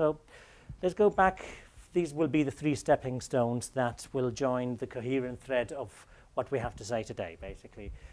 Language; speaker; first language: English; native; English